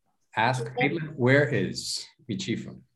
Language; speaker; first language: English; non-native, fluent; Spanish